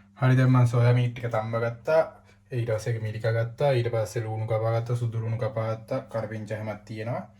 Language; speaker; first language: Sinhala; native; Sinhala